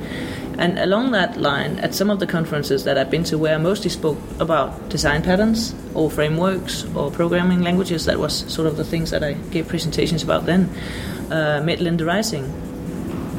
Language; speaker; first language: English; non-native, fluent; Danish